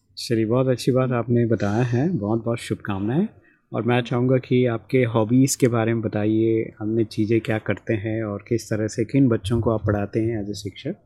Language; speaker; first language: Hindi; native; Hindi